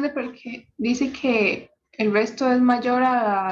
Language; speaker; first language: Spanish; native; Spanish